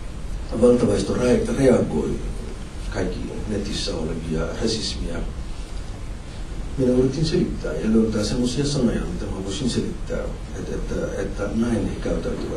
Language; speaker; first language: Finnish; non-native, fluent; Somali